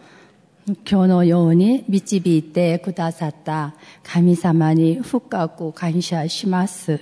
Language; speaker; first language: Japanese; non-native, fluent; Korean